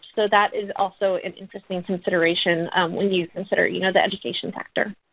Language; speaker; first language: English; native; English